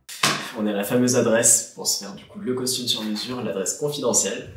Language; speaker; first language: French; native; French